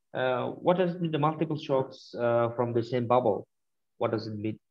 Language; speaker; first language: English; non-native, learner; Mongolian